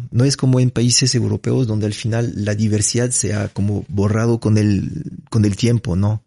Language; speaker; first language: Spanish; non-native, fluent; French